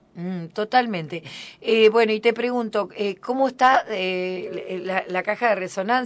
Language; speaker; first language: Spanish; native; Spanish